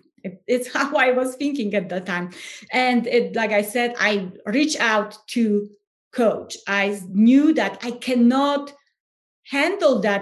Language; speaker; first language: English; non-native, fluent; Polish